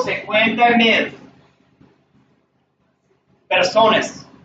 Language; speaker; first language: Spanish; non-native, learner; English